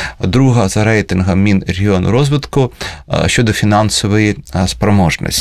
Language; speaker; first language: Ukrainian; native; Ukrainian